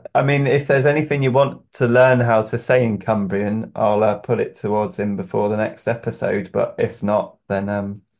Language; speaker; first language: English; native; English